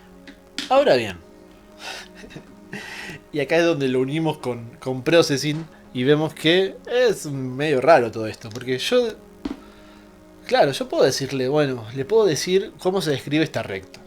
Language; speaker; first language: Spanish; native; Spanish